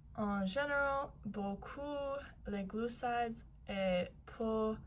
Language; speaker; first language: French; non-native, learner; English